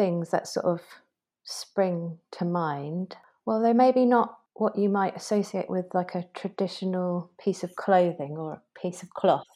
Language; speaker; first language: English; native; English